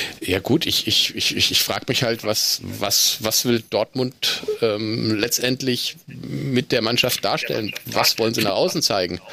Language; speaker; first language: German; native; German